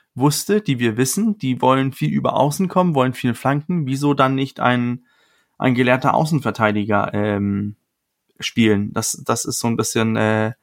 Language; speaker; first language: German; non-native, fluent; Danish